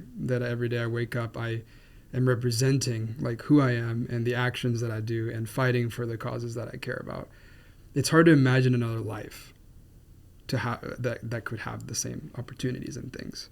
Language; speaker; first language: English; non-native, fluent; Spanish